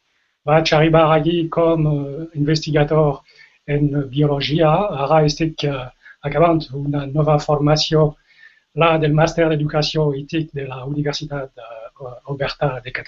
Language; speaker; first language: Catalan; non-native, fluent; French